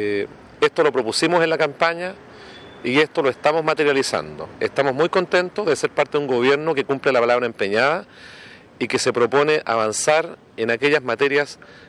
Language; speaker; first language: Spanish; native; Spanish